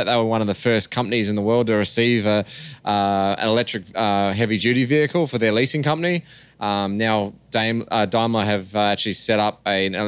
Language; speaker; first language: English; native; English